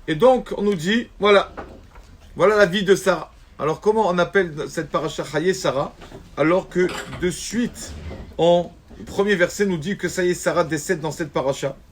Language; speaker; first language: French; native; French